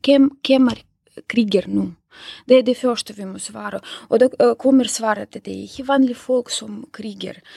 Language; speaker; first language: Norwegian; non-native, fluent; Russian